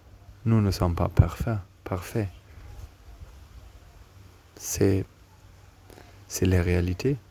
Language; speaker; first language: French; non-native, learner; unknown